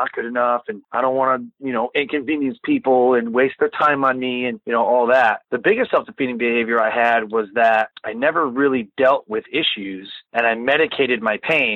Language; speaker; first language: English; native; English